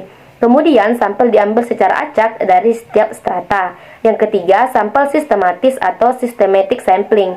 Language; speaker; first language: Indonesian; native; Indonesian